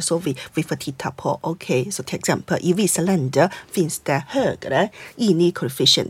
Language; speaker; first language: Swedish; non-native, fluent; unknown